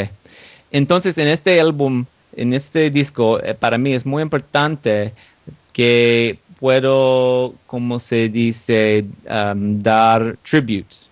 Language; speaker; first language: Spanish; non-native, learner; English